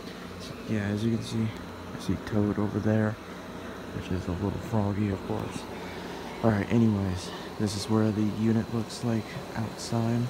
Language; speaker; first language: English; native; English